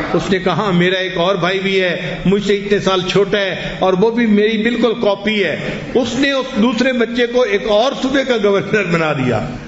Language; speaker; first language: Urdu; non-native, local second language; Punjabi